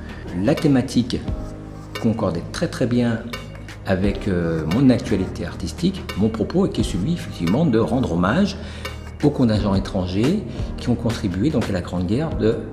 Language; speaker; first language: French; native; French